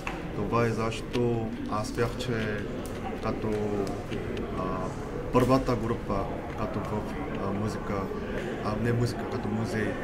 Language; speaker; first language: Bulgarian; non-native, learner; Korean